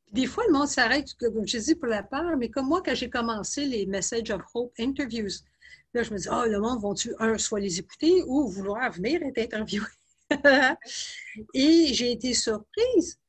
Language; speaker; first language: French; native; French